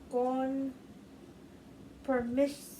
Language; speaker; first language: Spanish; non-native, learner; English